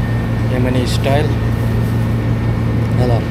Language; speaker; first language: Arabic; non-native, learner; Nepali